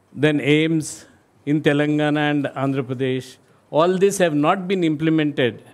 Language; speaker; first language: English; non-native, local second language; Telugu